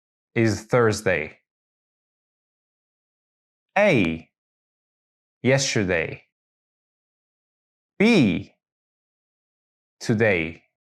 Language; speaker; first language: English; non-native, fluent; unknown